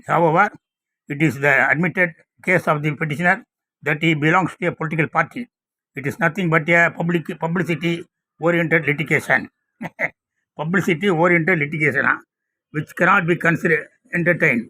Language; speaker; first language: English; non-native, local second language; Tamil